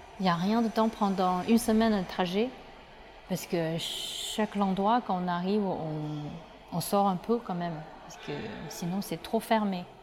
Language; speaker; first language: French; non-native, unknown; Chinese